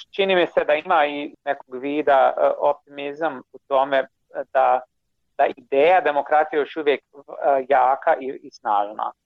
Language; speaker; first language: Croatian; non-native, fluent; English